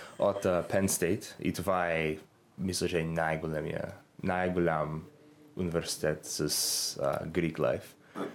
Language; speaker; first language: Bulgarian; non-native, learner; English